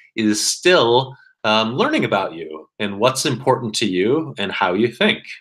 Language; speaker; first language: English; native; English